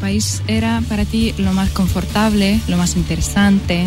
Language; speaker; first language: Spanish; non-native, learner; Russian